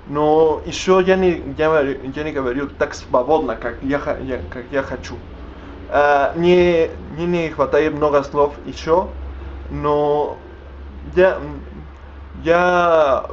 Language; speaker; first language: Russian; non-native, learner; Spanish